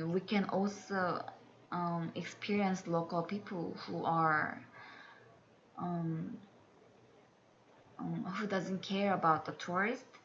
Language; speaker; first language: English; non-native, learner; Korean